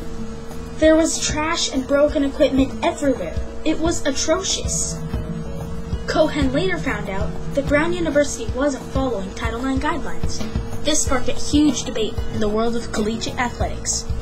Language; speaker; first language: English; native; English